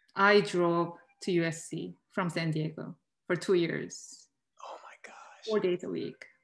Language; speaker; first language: English; non-native, fluent; Korean